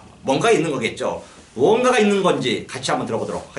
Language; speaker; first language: Korean; native; Korean